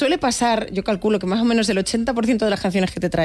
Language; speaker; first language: Spanish; native; Spanish